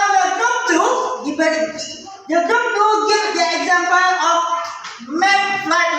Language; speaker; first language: English; non-native, learner; Indonesian